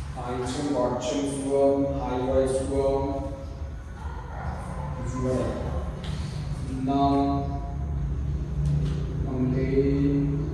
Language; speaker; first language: Vietnamese; non-native, learner; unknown